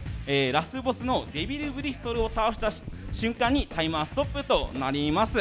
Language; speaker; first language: Japanese; native; Japanese